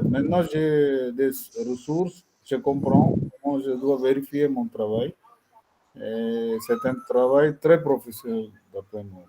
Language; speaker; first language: French; non-native, learner; Tamil